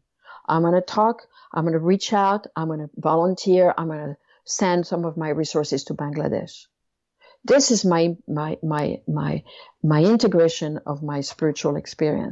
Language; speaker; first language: English; non-native, fluent; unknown